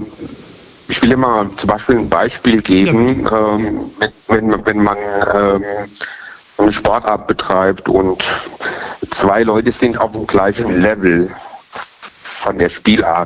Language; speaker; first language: German; native; German